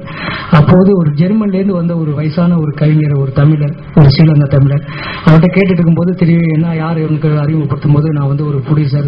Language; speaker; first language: Tamil; native; Tamil